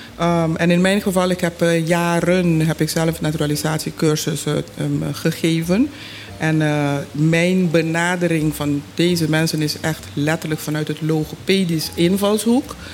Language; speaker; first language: Dutch; non-native, local second language; Papiamento